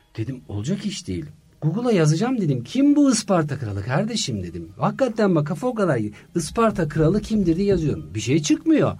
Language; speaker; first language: Turkish; early bilingual, heritage; Turkish